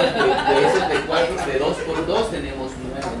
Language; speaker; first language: Spanish; native; Spanish